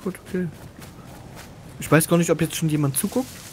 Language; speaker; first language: German; native; German